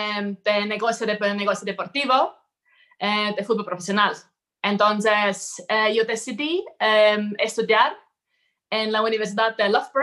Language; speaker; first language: Spanish; non-native, fluent; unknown